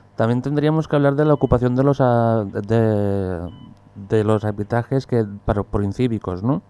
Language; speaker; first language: Spanish; non-native, local second language; Catalan